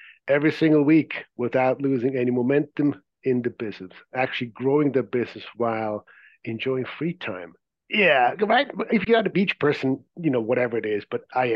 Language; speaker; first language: English; non-native, fluent; Swiss German